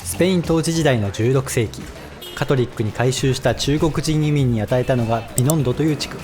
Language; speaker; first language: Japanese; native; Japanese